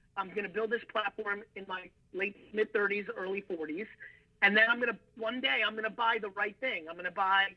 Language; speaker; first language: English; early bilingual, other home language; Russian